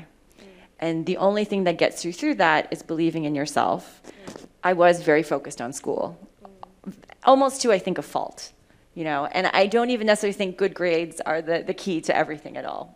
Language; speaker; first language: English; early bilingual, other home language; Vietnamese